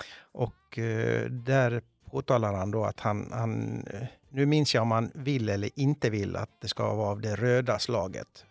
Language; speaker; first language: Swedish; native; Swedish